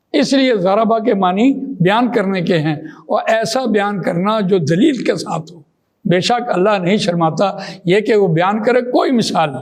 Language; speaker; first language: Urdu; non-native, local second language; Punjabi